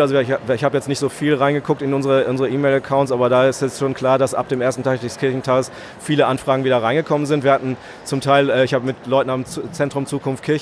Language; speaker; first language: German; native; German